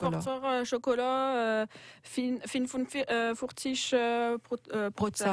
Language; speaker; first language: German; non-native, local second language; French